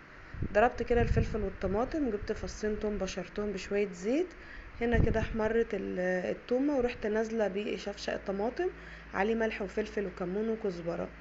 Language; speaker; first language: Arabic; native; Arabic